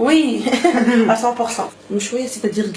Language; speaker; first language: French; non-native, local second language; Arabic